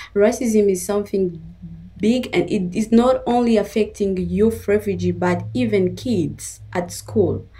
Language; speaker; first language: English; non-native, fluent; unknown